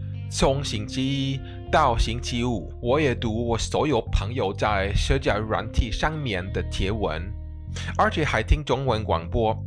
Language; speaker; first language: Chinese; non-native, fluent; English